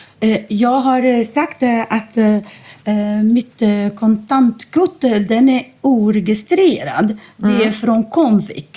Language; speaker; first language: Swedish; non-native, fluent; Arabic